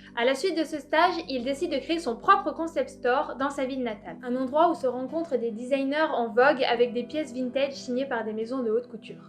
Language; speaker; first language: French; native; French